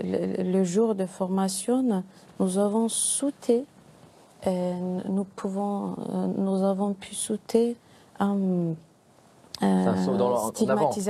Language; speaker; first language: French; non-native, learner; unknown